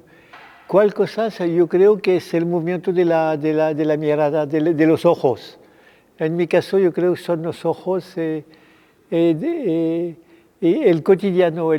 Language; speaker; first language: Spanish; non-native, fluent; French